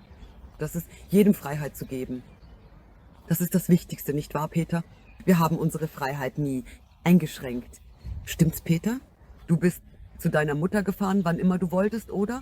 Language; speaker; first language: German; non-native, fluent; Russian